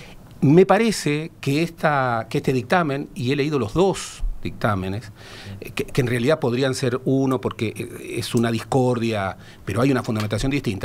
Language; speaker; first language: Spanish; native; Spanish